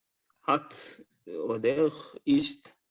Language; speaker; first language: German; non-native, learner; Azerbaijani